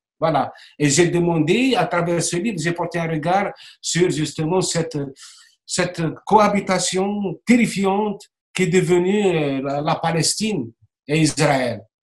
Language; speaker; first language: French; non-native, local second language; Arabic